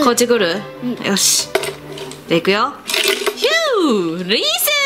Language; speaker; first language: Japanese; native; Japanese